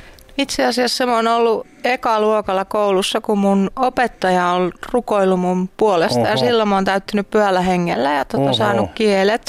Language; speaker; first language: Finnish; native; Finnish